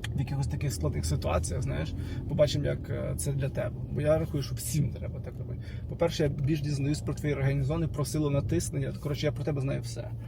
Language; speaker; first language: Ukrainian; non-native, local second language; Russian